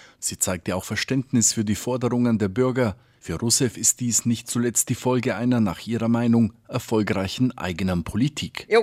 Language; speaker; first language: German; native; German